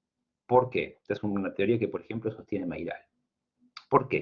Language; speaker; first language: Spanish; native; Spanish